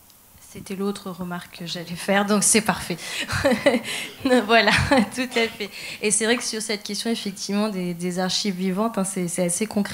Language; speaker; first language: French; native; French